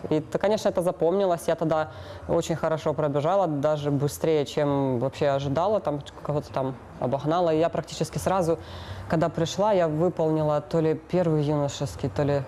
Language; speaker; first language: Russian; native; Russian